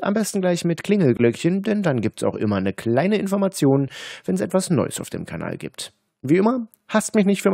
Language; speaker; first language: German; native; German